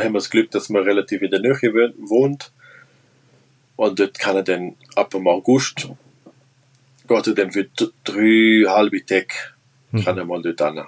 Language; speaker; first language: German; non-native, local second language; Romansh